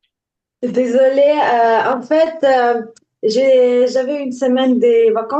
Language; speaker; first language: French; non-native, learner; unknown